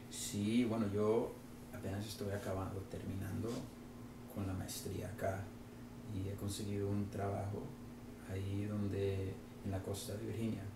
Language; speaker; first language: Spanish; native; Spanish